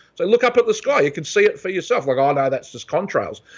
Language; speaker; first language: English; native; English